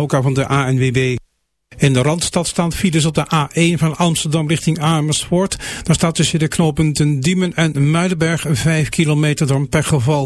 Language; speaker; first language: Dutch; native; Dutch